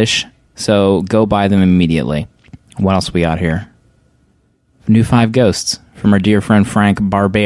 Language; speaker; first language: English; native; English